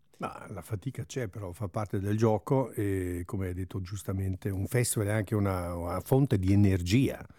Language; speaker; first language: Italian; non-native, local second language; German